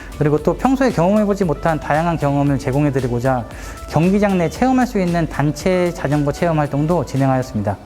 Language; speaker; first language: Korean; native; Korean